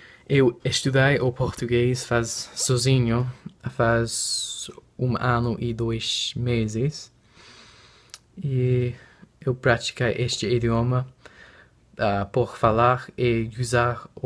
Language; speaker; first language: Portuguese; non-native, learner; English